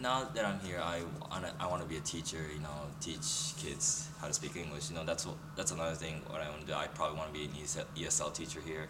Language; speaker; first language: English; non-native, fluent; Japanese